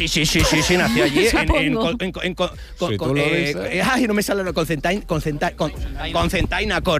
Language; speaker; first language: Spanish; native; Spanish